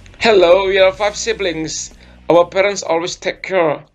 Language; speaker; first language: English; non-native, fluent; Indonesian